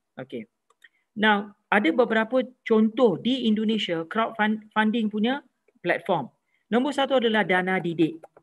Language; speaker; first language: Malay; native; Malay